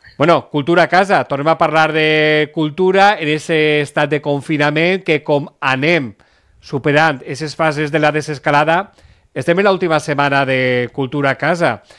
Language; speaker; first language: Catalan; native; Catalan